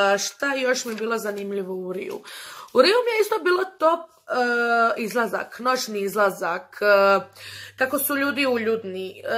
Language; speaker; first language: Croatian; early bilingual, other home language; Portuguese